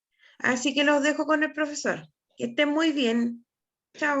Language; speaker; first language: Spanish; native; Spanish